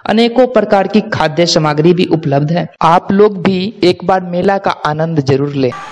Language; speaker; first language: Hindi; native; Hindi